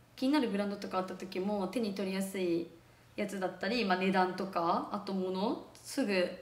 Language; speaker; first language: Japanese; native; Japanese